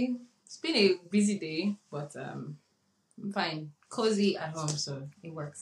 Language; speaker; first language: English; non-native, local second language; Yoruba